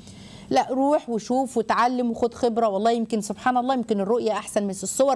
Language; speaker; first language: Arabic; native; Arabic